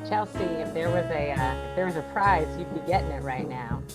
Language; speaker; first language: English; native; English